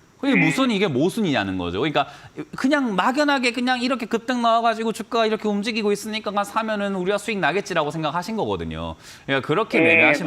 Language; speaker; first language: Korean; native; Korean